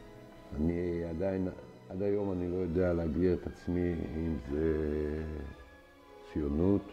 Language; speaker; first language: Hebrew; non-native, fluent; French